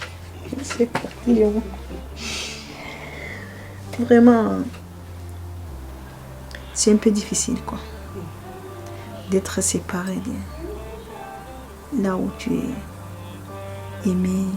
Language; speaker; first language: French; non-native, fluent; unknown